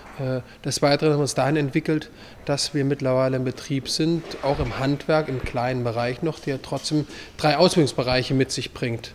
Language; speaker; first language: German; native; German